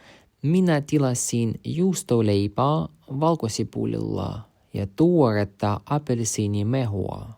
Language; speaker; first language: Finnish; non-native, learner; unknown